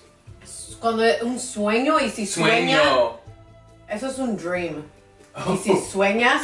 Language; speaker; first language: Spanish; early bilingual, heritage; English